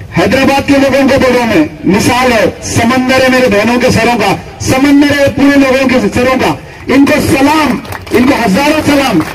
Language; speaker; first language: Urdu; native; Urdu